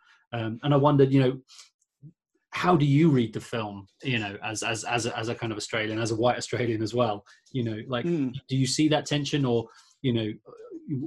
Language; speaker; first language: English; native; English